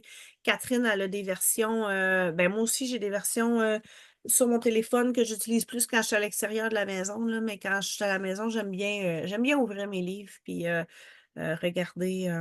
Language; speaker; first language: French; native; French